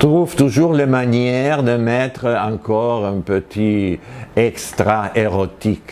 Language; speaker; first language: French; non-native, fluent; Spanish